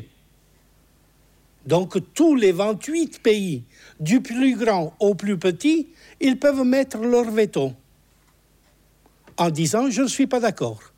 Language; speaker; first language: French; non-native, fluent; Italian